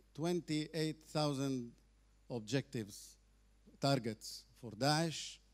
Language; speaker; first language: English; non-native, fluent; Arabic